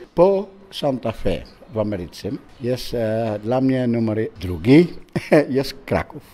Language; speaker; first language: Polish; non-native, learner; Dutch